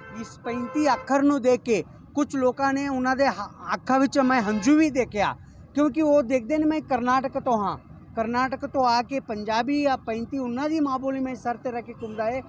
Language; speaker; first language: Punjabi; non-native, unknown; Kannada